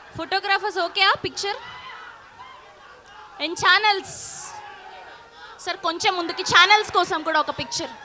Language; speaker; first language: Telugu; native; Telugu